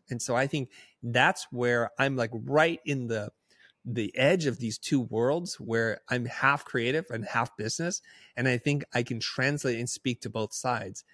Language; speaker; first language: English; early bilingual, other home language; Vietnamese